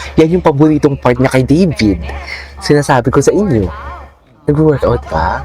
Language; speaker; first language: Filipino; non-native, local second language; Hiligaynon